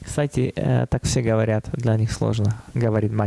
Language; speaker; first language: Russian; non-native, fluent; Slovak